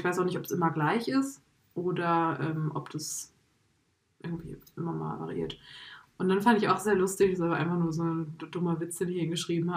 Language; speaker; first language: German; native; German